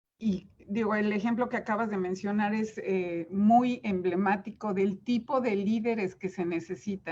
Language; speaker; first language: Spanish; native; Spanish